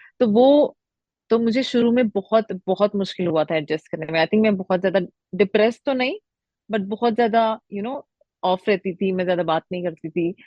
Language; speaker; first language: Hindi; native; Hindi